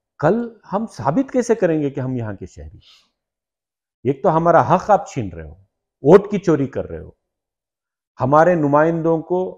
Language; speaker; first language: Hindi; non-native, local second language; Urdu